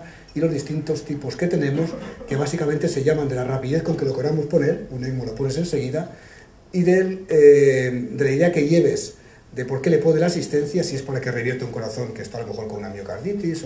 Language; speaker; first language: Spanish; native; Spanish